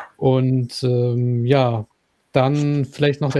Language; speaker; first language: German; native; German